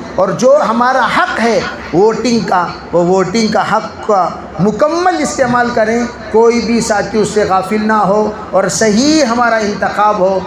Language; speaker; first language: Urdu; native; Urdu